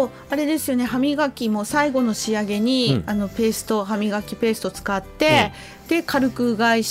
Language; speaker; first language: Japanese; native; Japanese